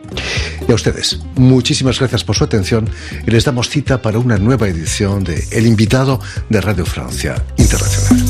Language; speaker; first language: Spanish; native; Spanish